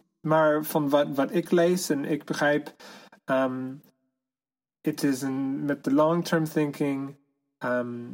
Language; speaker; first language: Dutch; non-native, fluent; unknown